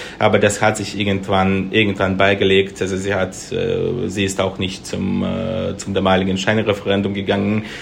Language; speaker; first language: German; non-native, fluent; Russian